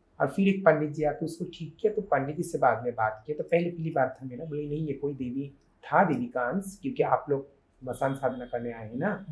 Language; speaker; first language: Hindi; non-native, local second language; Bangla